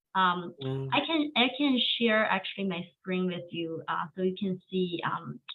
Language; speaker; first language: English; non-native, fluent; Chinese